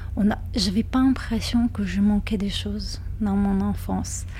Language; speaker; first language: French; non-native, fluent; Lithuanian